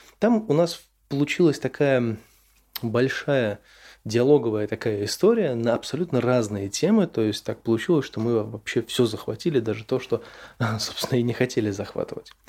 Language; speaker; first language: Russian; native; Russian